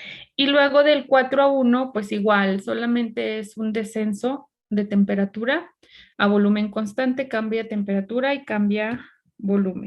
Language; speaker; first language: Spanish; native; Spanish